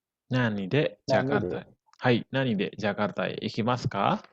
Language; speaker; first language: Japanese; non-native, fluent; Indonesian